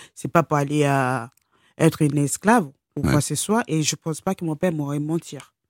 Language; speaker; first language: French; non-native, fluent; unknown